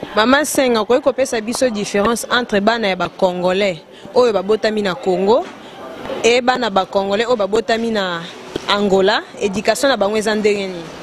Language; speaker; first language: Lingala; native; Lingala